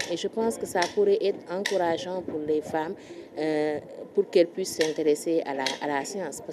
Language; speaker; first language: French; non-native, local second language; Wolof